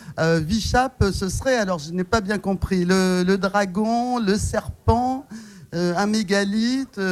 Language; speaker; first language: French; native; French